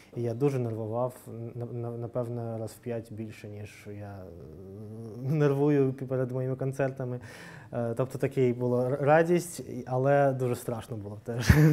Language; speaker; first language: Ukrainian; non-native, local second language; Russian